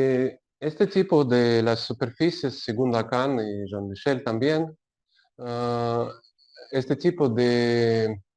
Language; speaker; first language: Spanish; non-native, learner; Russian